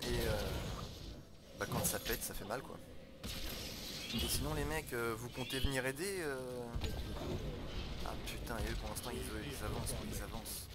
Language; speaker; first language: French; native; French